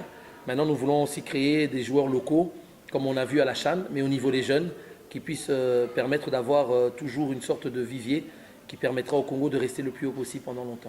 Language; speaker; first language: French; native; French